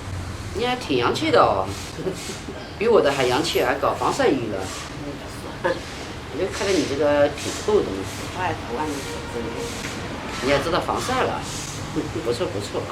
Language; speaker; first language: Chinese; native; Chinese